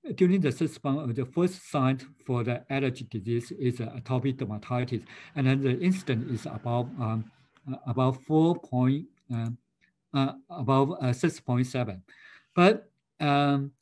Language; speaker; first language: English; non-native, fluent; Chinese